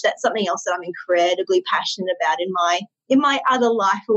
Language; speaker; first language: English; native; English